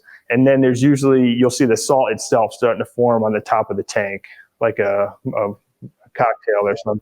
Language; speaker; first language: English; native; English